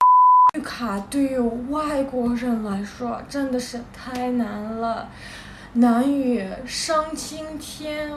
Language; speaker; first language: Chinese; non-native, fluent; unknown